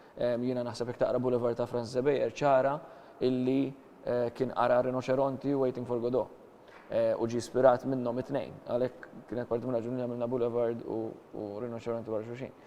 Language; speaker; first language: Maltese; native; Maltese